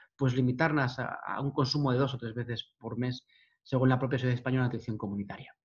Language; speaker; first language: Spanish; native; Spanish